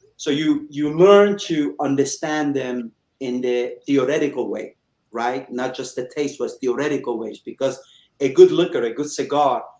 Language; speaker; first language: English; early bilingual, other home language; Persian